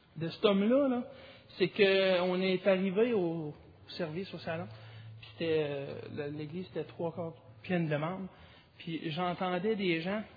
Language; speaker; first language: French; native; French